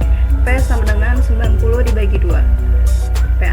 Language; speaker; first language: Indonesian; native; Indonesian